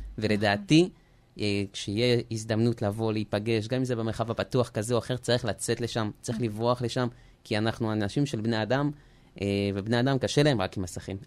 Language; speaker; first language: Hebrew; early bilingual, other home language; French